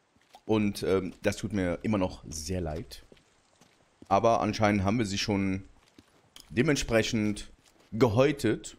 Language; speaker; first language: German; native; German